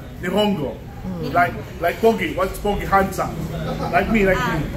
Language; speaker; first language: English; non-native, local second language; Filipino